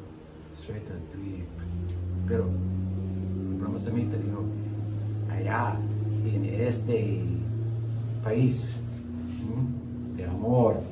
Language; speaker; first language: Spanish; non-native, learner; English